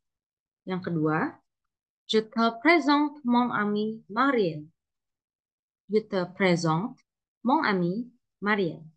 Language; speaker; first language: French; non-native, learner; Indonesian